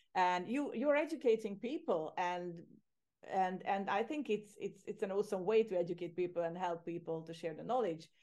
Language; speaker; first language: English; non-native, fluent; Hungarian